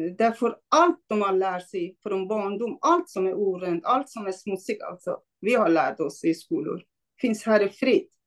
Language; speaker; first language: Swedish; non-native, fluent; Kurdish